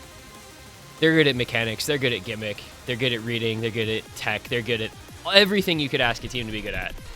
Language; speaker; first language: English; native; English